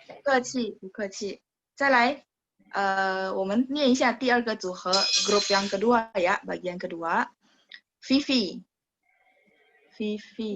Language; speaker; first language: Chinese; non-native, fluent; Indonesian